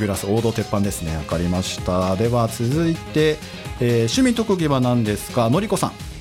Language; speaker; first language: Japanese; native; Japanese